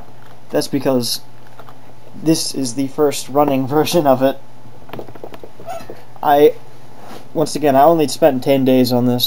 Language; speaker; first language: English; native; English